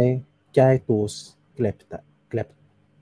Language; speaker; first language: Greek; non-native, learner; English